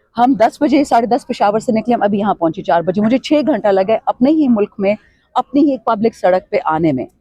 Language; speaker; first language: Urdu; non-native, local second language; Pashto